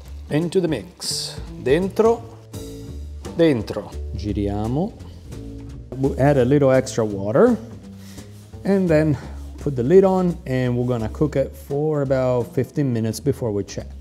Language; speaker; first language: English; non-native, fluent; Italian